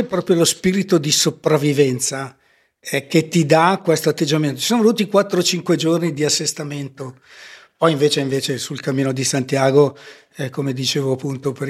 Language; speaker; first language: Italian; native; Italian